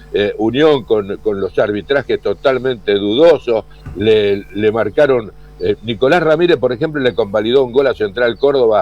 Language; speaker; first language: Spanish; native; Spanish